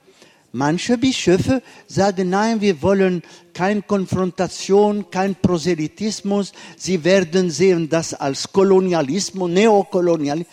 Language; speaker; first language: German; non-native, fluent; Arabic